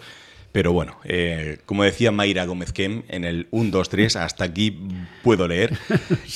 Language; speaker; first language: Spanish; native; Spanish